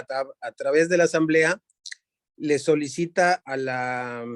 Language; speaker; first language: Spanish; native; Spanish